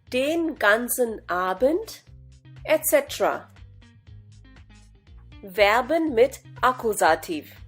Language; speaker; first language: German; non-native, fluent; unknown